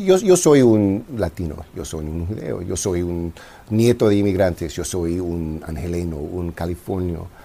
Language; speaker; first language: Spanish; non-native, fluent; English